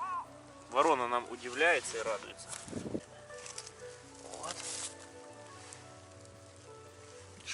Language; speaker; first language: Russian; native; Russian